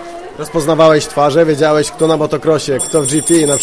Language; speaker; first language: Polish; native; Polish